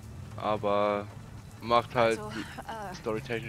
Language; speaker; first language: German; native; German